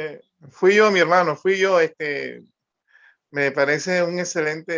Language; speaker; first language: Spanish; native; Spanish